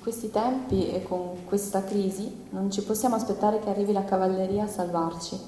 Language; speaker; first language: Italian; non-native, fluent; English